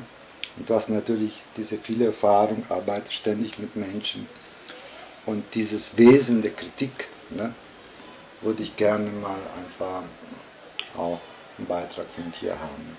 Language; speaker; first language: German; non-native, fluent; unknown